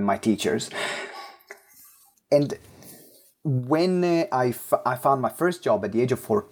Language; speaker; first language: English; non-native, fluent; Italian